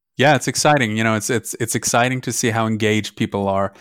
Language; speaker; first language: English; non-native, fluent; German